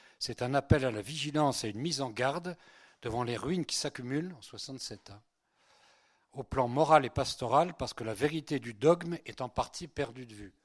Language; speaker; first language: French; early bilingual, other home language; Spanish